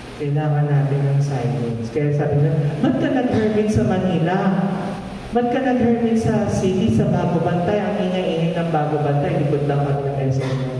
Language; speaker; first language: Filipino; non-native, local second language; Pampanga